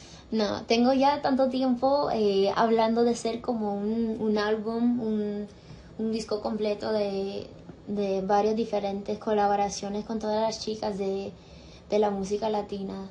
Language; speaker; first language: Spanish; early bilingual, heritage; Spanish